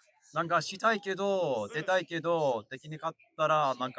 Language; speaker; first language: Japanese; non-native, learner; English